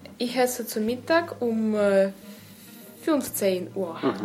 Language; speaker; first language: German; non-native, learner; Russian